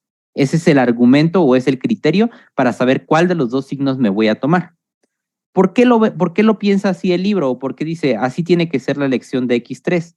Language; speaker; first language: Spanish; native; Spanish